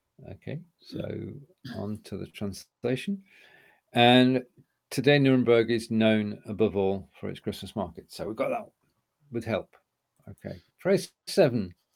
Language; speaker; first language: English; native; English